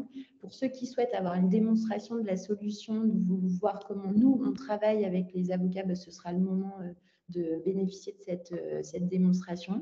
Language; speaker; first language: French; native; French